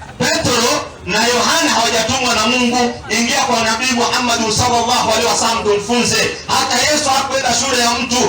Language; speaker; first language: Swahili; non-native, local second language; Kikuyu